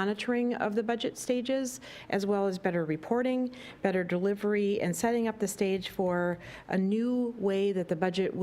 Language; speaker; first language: English; native; English